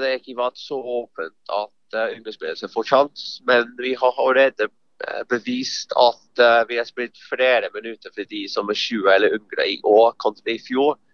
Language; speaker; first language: Norwegian; non-native, fluent; English